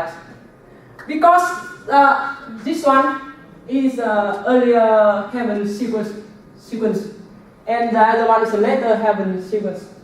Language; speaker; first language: English; non-native, learner; Vietnamese